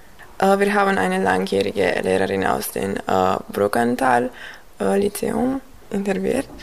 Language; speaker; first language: German; non-native, local second language; Romanian